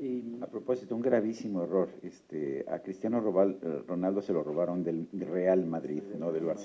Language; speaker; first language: Spanish; native; Spanish